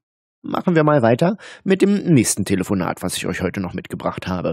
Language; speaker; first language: German; native; German